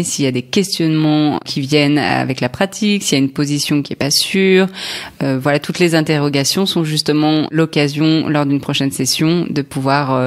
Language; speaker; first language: French; native; French